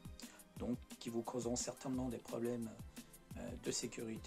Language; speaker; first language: French; native; French